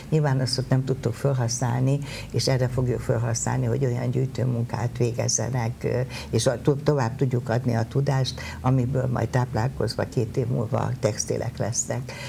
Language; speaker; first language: Hungarian; native; Hungarian